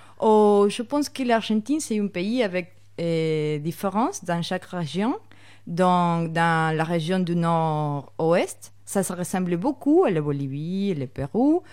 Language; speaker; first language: French; non-native, fluent; Spanish